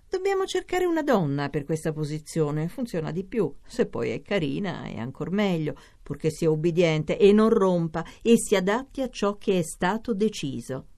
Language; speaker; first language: Italian; native; Italian